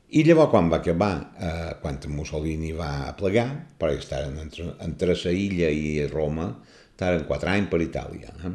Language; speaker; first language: Catalan; native; Catalan